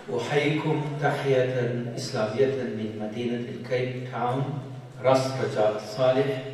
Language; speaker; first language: Arabic; non-native, fluent; English